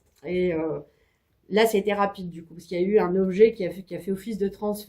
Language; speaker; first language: French; native; French